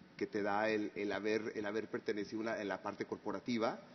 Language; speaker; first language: Spanish; native; Spanish